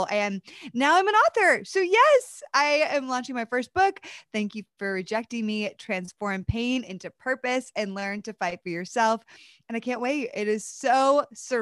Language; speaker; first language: English; native; English